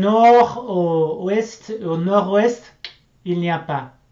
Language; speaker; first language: French; non-native, learner; English